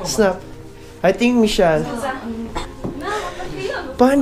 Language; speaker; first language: English; non-native, learner; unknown